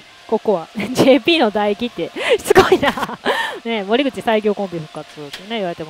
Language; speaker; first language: Japanese; native; Japanese